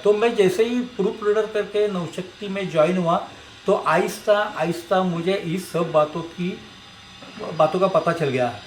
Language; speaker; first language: Hindi; non-native, local second language; Marathi